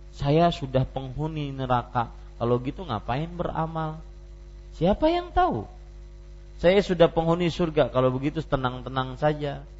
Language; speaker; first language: Indonesian; native; Indonesian